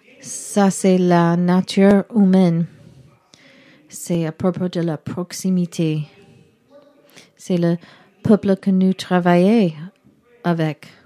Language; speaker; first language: French; non-native, learner; English